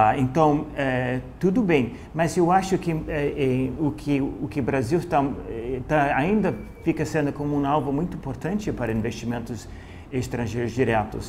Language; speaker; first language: Portuguese; non-native, fluent; English